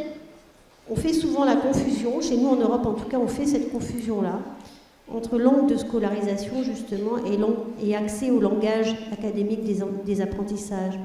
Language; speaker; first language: French; non-native, fluent; German